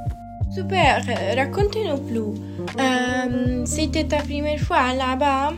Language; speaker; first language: French; non-native, learner; Italian